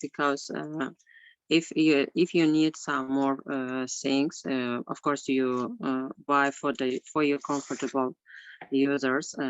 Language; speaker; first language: English; non-native, learner; Azerbaijani